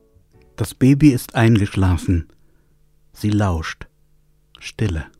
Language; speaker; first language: German; native; German